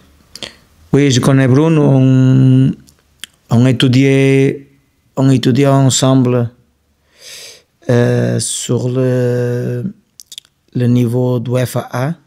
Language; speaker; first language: French; non-native, fluent; Portuguese